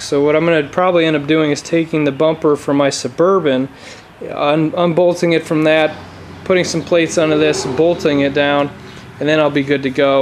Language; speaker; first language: English; native; English